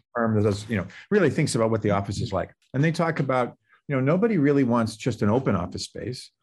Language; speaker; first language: English; native; English